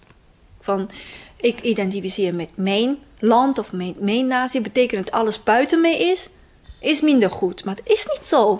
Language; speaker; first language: Dutch; non-native, fluent; Chinese